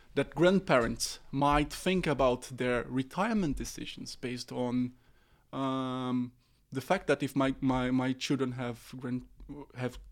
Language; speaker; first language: English; non-native, fluent; Portuguese